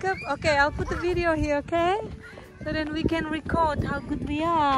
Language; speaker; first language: English; non-native, fluent; Indonesian